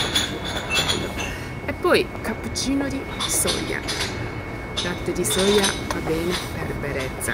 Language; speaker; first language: Italian; non-native, learner; Japanese